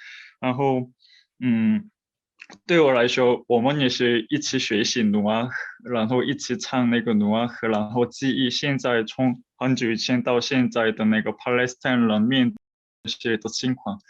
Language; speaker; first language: Chinese; non-native, fluent; Korean